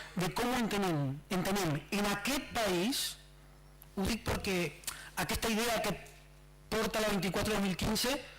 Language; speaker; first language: Catalan; non-native, local second language; Spanish